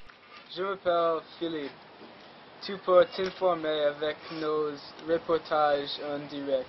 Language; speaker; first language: French; non-native, learner; English